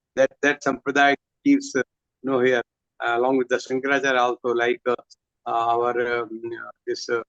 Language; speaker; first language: English; non-native, local second language; Hindi